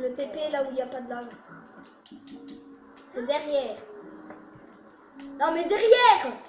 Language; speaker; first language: French; native; French